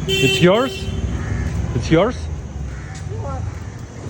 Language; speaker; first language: English; non-native, learner; Russian